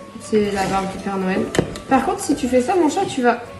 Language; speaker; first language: French; native; French